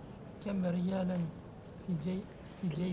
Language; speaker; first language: Arabic; non-native, learner; French